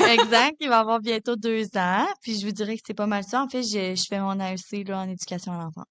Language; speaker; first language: French; native; French